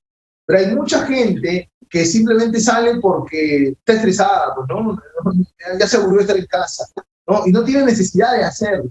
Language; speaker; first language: Spanish; native; Spanish